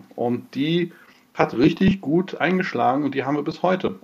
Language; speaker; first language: German; non-native, fluent; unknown